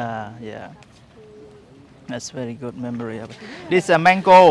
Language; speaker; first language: English; non-native, learner; Khmer